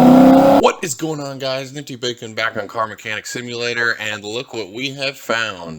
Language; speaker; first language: English; native; English